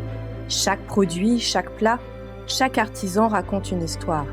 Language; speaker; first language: French; native; French